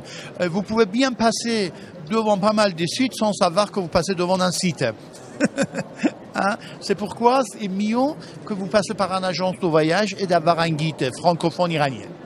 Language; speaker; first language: French; non-native, fluent; Persian